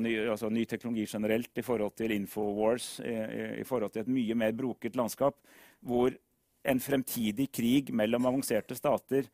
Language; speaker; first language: Norwegian; native; Norwegian